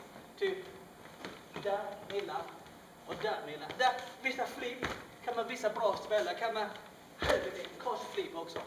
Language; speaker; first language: Swedish; non-native, learner; Chinese